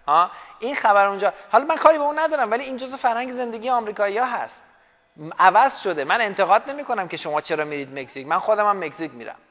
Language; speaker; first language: Persian; native; Persian